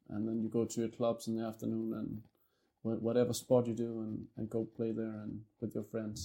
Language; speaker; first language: English; non-native, fluent; Danish